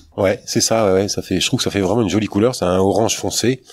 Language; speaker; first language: French; native; French